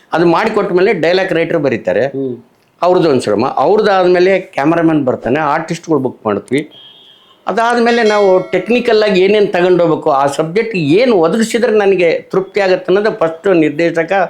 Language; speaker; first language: Kannada; native; Kannada